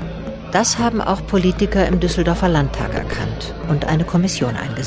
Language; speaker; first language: German; native; German